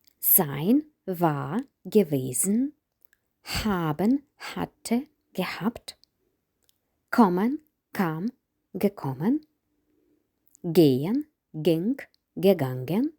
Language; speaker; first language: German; non-native, fluent; Ukrainian